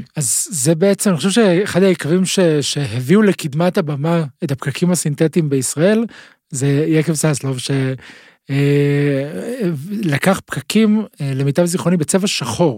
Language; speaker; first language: Hebrew; native; Hebrew